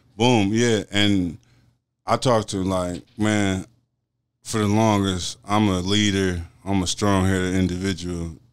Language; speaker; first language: English; native; English